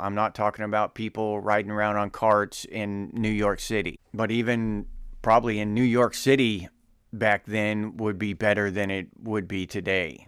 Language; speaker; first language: English; native; English